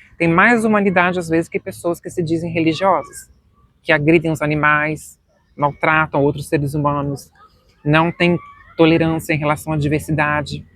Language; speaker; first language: Portuguese; native; Portuguese